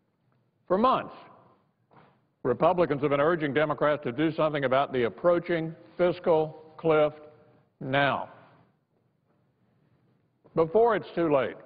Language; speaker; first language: English; native; English